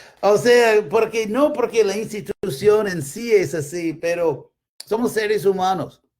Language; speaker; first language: Spanish; non-native, fluent; English